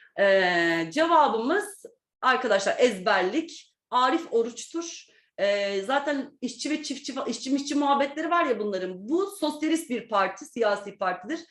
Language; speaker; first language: Turkish; native; Turkish